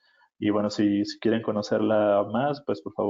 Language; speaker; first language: Spanish; native; Spanish